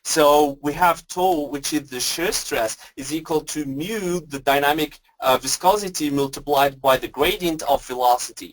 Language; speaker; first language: English; non-native, fluent; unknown